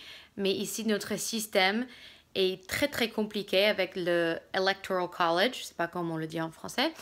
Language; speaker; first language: French; non-native, fluent; English